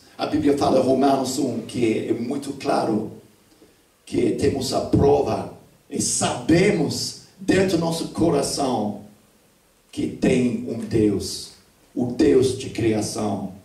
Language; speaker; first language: Portuguese; non-native, fluent; English